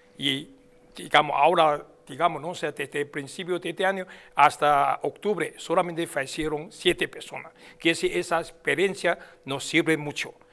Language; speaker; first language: Spanish; non-native, fluent; Chinese